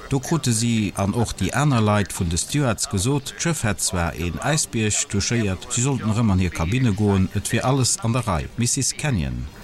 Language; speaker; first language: Luxembourgish; native; Luxembourgish